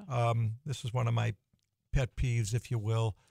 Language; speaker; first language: English; native; English